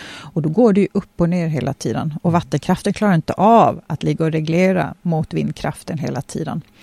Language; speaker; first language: Swedish; early bilingual, other home language; Polish